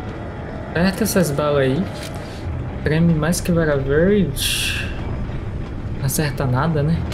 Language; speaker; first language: Portuguese; native; Portuguese